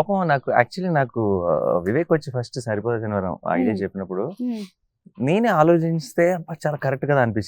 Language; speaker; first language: Telugu; native; Telugu